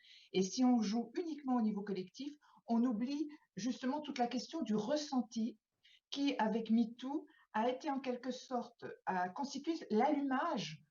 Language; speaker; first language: French; native; French